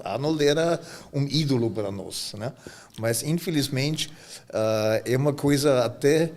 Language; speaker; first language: Portuguese; non-native, fluent; German